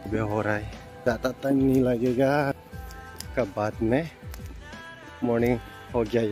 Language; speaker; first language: Hindi; non-native, local second language; Bodo